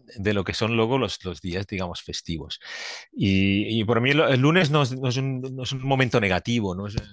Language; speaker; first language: Spanish; non-native, fluent; Swiss German